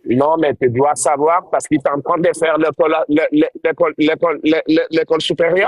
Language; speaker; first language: French; non-native, learner; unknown